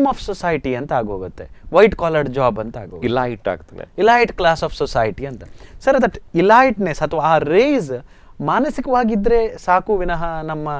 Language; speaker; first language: Kannada; native; Kannada